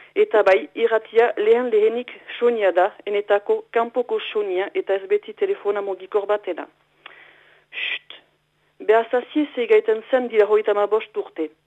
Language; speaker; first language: Basque; native; Basque